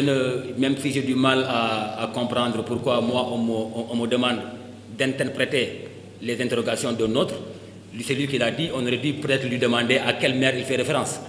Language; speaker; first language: French; non-native, local second language; Wolof